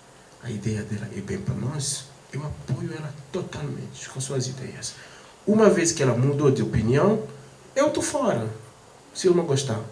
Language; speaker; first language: Portuguese; non-native, fluent; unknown